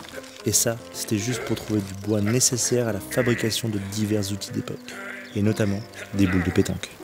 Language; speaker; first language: French; native; French